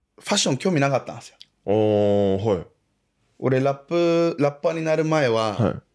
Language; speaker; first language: Japanese; early bilingual, other home language; Portuguese